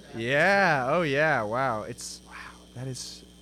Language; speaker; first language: English; native; English